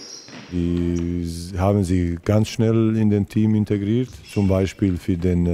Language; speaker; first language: German; non-native, fluent; Serbian